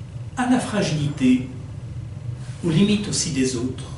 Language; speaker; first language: French; native; French